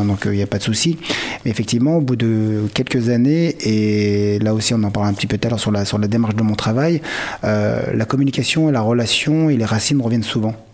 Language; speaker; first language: French; early bilingual, other home language; Malagasy